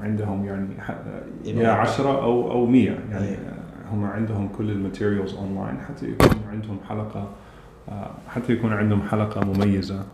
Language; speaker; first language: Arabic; early bilingual, heritage; English